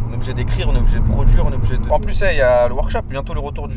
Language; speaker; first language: French; native; French